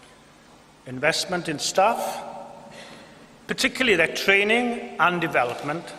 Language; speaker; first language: English; non-native, local second language; Welsh